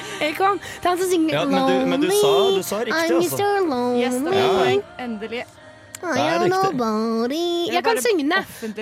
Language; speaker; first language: Norwegian; native; Norwegian